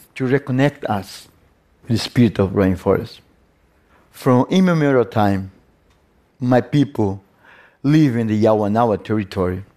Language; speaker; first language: English; non-native, learner; Portuguese